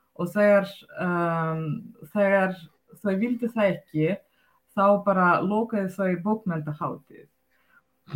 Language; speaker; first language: Icelandic; non-native, fluent; Russian